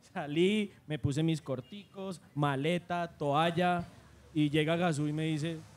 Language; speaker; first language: Spanish; native; Spanish